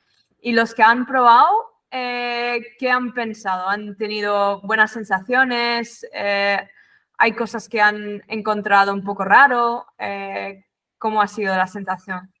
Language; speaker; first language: Spanish; non-native, fluent; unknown